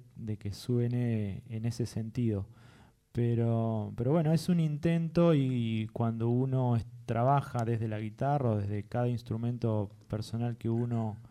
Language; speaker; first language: Spanish; native; Spanish